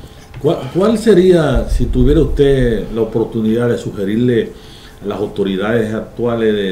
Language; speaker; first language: Spanish; native; Spanish